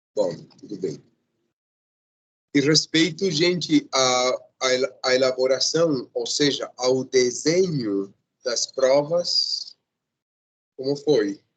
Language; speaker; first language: Portuguese; non-native, fluent; Spanish